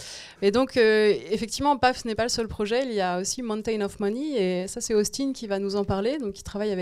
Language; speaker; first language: French; native; French